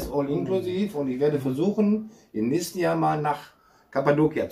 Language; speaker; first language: German; native; German